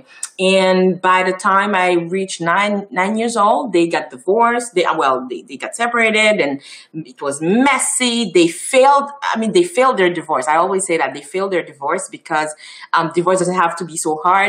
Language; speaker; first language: English; non-native, fluent; Haitian Creole